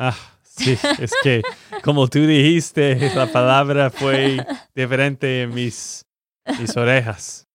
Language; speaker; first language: Spanish; non-native, learner; English